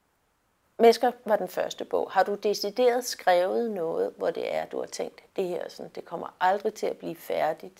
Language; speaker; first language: Danish; native; Danish